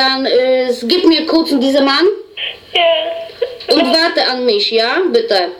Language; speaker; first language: German; non-native, learner; Polish